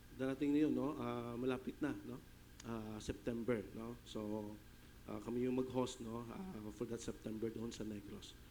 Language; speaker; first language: Filipino; non-native, local second language; Hiligaynon